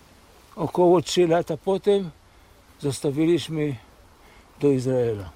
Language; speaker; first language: Polish; early bilingual, heritage; Polish